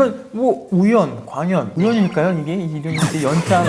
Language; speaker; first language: Korean; native; Korean